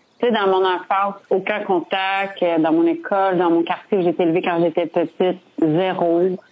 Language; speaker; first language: French; native; French